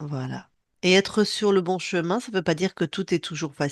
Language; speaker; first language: French; native; French